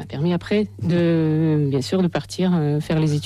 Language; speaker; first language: French; non-native, fluent; Russian